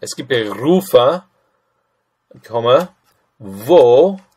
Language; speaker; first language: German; non-native, fluent; English